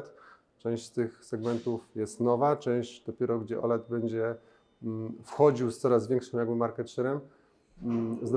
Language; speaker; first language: Polish; native; Polish